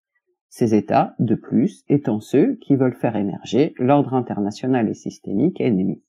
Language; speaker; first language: French; native; French